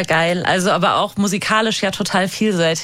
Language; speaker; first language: German; native; German